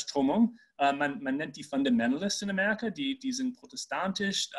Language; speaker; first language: German; non-native, fluent; English